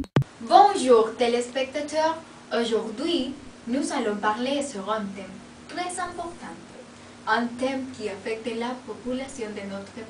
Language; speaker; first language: French; non-native, learner; Spanish